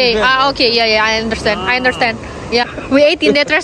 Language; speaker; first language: English; non-native, learner; Indonesian